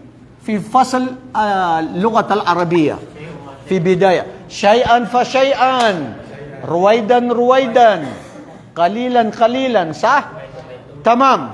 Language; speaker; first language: Arabic; non-native, fluent; Filipino